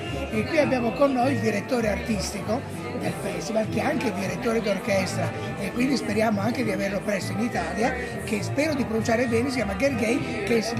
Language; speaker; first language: Italian; native; Italian